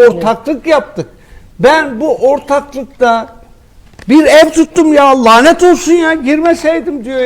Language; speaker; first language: Turkish; native; Turkish